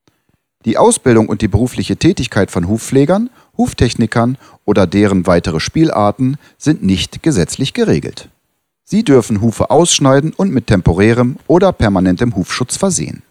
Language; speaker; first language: German; native; German